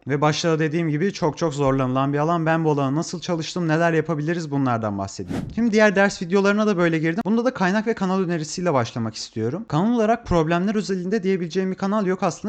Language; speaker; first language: Turkish; native; Turkish